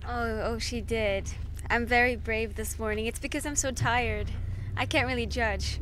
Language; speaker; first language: English; non-native, fluent; Norwegian